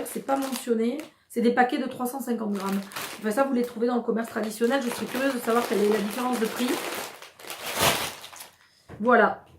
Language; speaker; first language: French; native; French